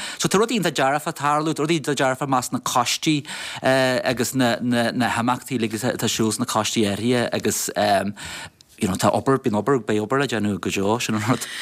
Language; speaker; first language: Irish; native; Irish